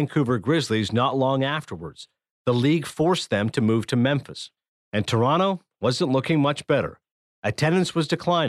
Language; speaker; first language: English; native; English